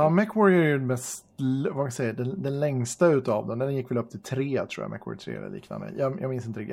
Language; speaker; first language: Swedish; native; Swedish